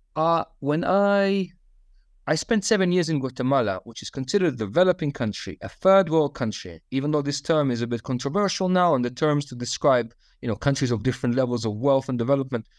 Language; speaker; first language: English; non-native, fluent; Russian